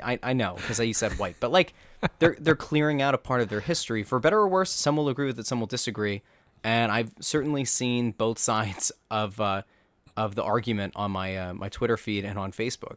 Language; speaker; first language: English; native; English